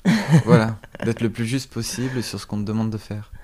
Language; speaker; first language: French; native; French